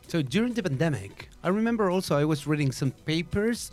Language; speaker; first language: English; non-native, fluent; Spanish